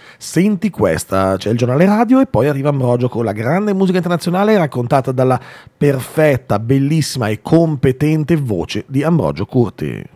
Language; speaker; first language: Italian; native; Italian